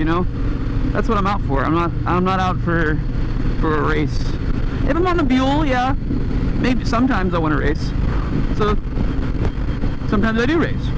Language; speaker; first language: English; native; English